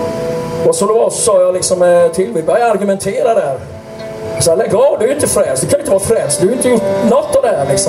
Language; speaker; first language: Swedish; native; Swedish